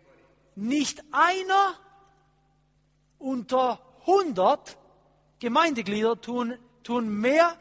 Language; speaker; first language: German; non-native, fluent; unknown